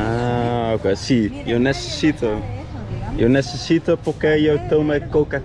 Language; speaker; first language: Spanish; non-native, learner; Dutch